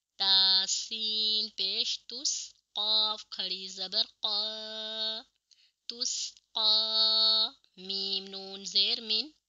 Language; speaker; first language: Urdu; native; Urdu